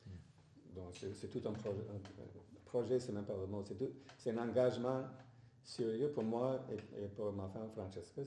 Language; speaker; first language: French; non-native, fluent; English